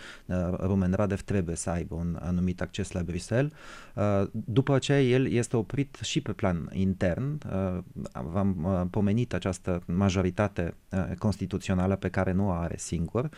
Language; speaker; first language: Romanian; non-native, fluent; Bulgarian